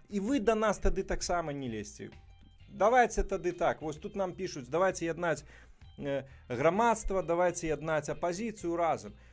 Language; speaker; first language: Belarusian; native; Belarusian